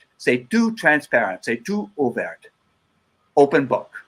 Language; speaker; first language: French; non-native, learner; English